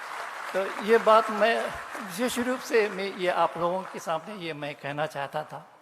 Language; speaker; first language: Hindi; non-native, fluent; Japanese